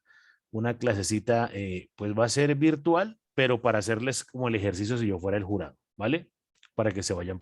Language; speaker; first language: Spanish; native; Spanish